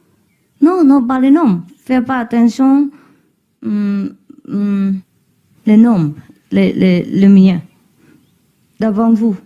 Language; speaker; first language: French; non-native, learner; Vietnamese